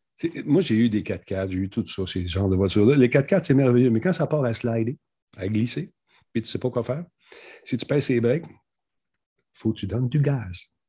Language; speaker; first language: French; native; French